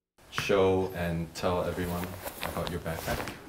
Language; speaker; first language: English; early bilingual, other home language; Korean